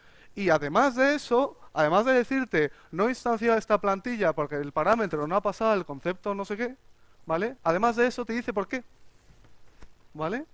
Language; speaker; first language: Spanish; native; Spanish